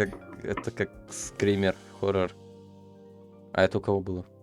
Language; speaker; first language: Russian; native; Russian